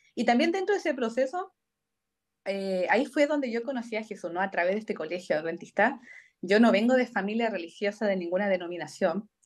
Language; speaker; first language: Spanish; native; Spanish